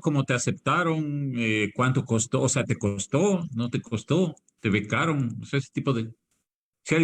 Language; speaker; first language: Spanish; native; Spanish